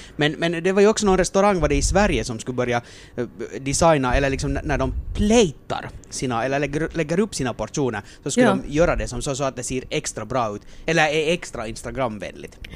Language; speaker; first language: Swedish; native; Swedish